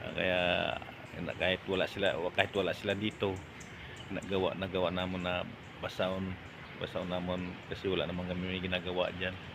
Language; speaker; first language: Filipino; non-native, local second language; Hiligaynon